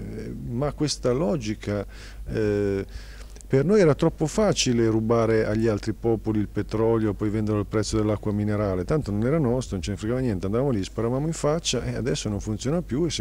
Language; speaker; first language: Italian; native; Italian